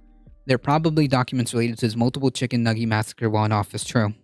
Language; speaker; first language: English; native; English